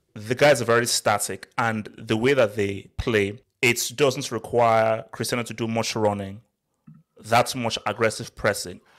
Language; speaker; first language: English; native; English